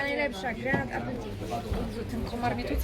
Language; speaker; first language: Polish; native; Polish